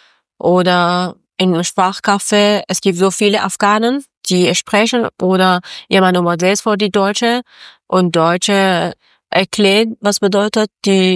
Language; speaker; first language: German; non-native, learner; Persian